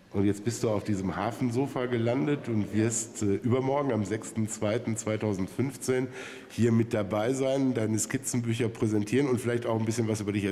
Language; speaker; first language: German; native; German